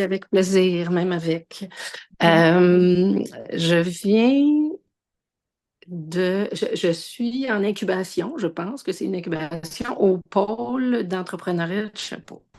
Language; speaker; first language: French; native; French